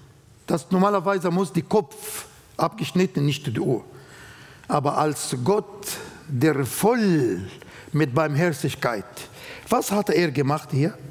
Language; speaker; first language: German; non-native, fluent; Arabic